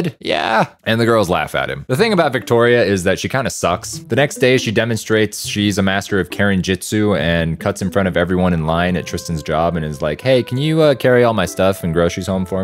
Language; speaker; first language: English; native; English